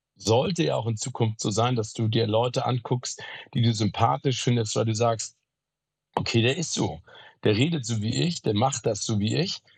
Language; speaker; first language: German; native; German